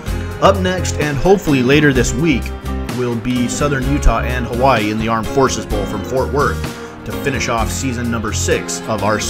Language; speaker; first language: English; native; English